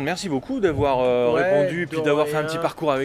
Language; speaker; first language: French; native; French